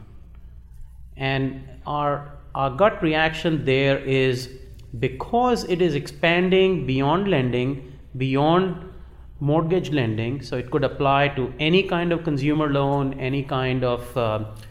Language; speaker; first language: English; non-native, local second language; Hindi